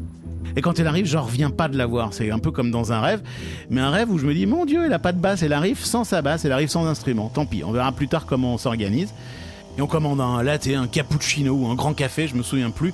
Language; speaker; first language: French; native; French